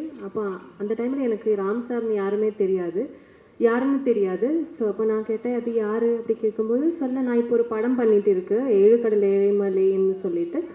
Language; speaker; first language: Tamil; non-native, learner; Malayalam